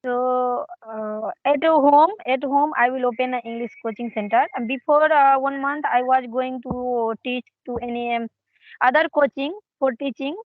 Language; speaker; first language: English; non-native, learner; Hindi